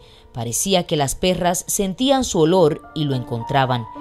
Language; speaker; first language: Spanish; native; Spanish